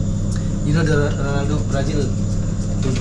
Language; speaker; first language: English; non-native, learner; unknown